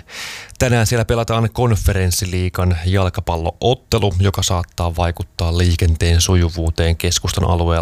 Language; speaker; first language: Finnish; native; Finnish